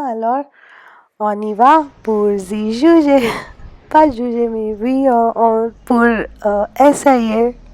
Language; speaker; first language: French; non-native, learner; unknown